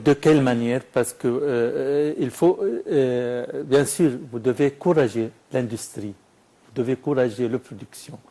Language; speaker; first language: French; non-native, fluent; Arabic